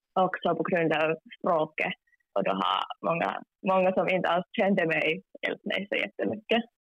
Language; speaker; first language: Swedish; non-native, local second language; Finnish